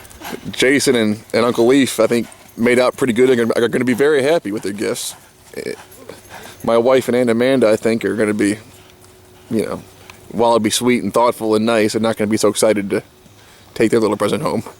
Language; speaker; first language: English; native; English